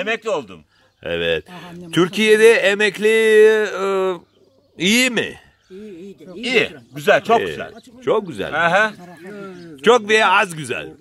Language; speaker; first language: Turkish; non-native, learner; Abkhazian